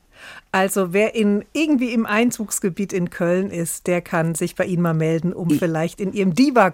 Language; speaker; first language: German; native; German